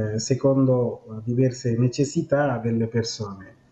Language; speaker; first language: Italian; non-native, fluent; Bangla